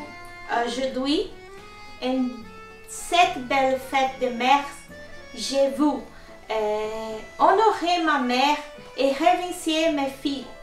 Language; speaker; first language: French; non-native, learner; Portuguese